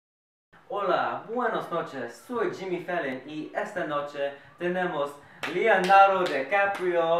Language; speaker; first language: Spanish; non-native, learner; English